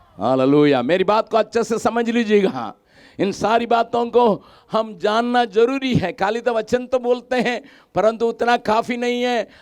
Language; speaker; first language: Hindi; non-native, local second language; Tamil